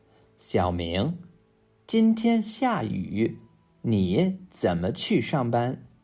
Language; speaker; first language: Chinese; non-native, fluent; English